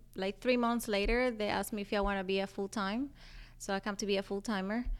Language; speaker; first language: English; non-native, fluent; Spanish